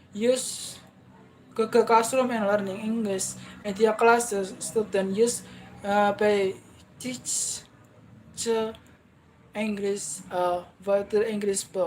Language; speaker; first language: English; non-native, learner; Indonesian